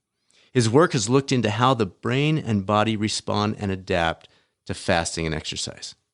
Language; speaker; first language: English; native; English